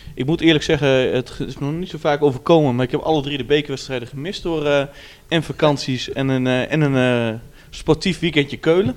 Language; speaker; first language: Dutch; native; Dutch